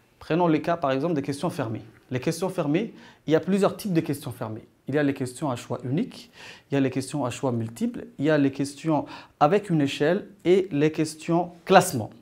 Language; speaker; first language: French; non-native, local second language; Arabic